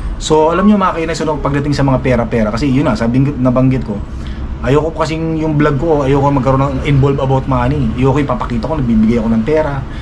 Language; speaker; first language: Filipino; native; Filipino